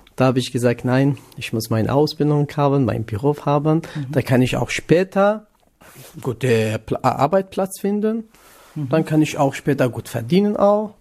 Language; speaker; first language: German; non-native, learner; Kurdish